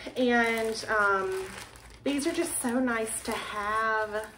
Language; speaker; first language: English; native; English